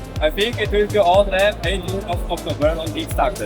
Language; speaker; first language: English; non-native, learner; Polish